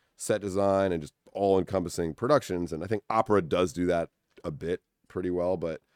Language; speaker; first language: English; native; English